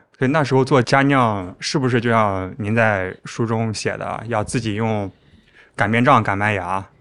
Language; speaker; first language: Chinese; native; Chinese